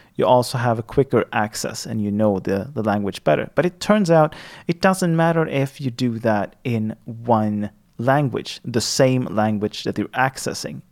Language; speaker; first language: English; non-native, fluent; Swedish